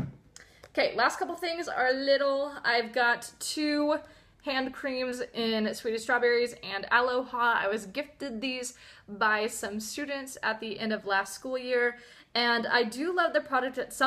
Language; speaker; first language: English; native; English